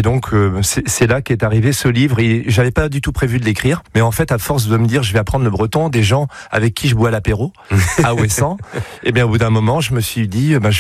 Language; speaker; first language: French; native; French